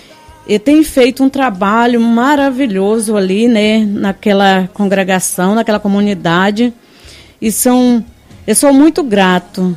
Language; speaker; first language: Portuguese; native; Portuguese